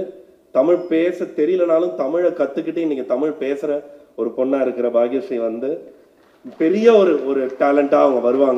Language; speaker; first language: Tamil; native; Tamil